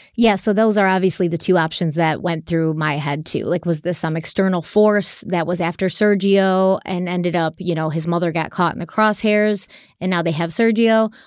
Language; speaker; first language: English; native; English